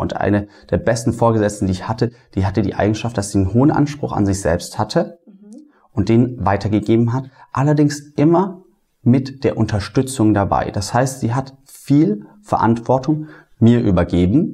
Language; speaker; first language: German; native; German